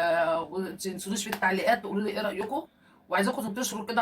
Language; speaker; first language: Arabic; native; Arabic